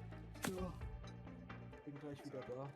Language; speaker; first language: German; native; German